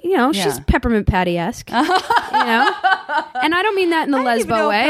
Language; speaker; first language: English; native; English